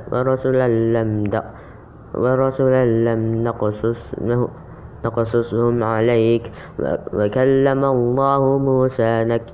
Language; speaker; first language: Arabic; non-native, learner; Indonesian